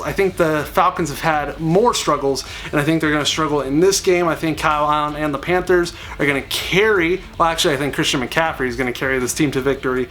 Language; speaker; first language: English; native; English